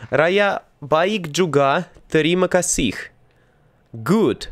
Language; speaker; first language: Indonesian; non-native, learner; Russian